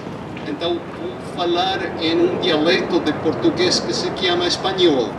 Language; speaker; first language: Portuguese; non-native, learner; Spanish